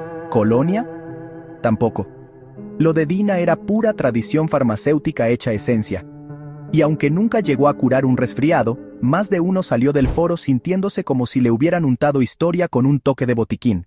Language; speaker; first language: Spanish; native; Spanish